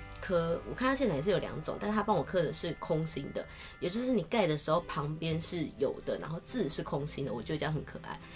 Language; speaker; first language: Chinese; native; Chinese